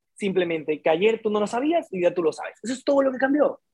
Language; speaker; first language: Spanish; native; Spanish